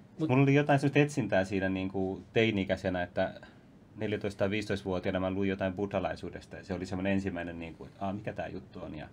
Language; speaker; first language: Finnish; native; Finnish